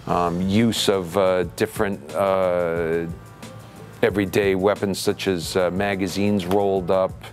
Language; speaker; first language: English; native; English